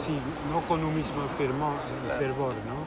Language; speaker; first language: Spanish; non-native, fluent; German